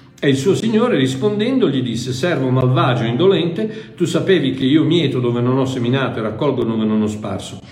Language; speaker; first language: Italian; non-native, fluent; English